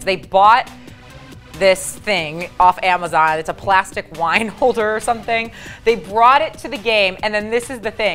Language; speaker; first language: English; native; English